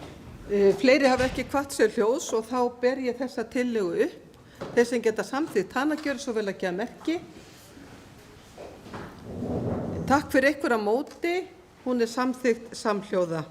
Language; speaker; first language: Icelandic; native; Icelandic